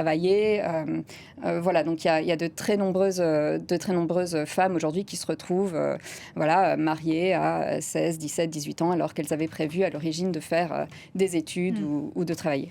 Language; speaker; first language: French; native; French